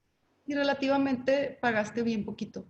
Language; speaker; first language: Spanish; native; Spanish